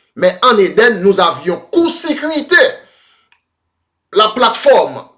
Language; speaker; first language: French; non-native, local second language; Haitian Creole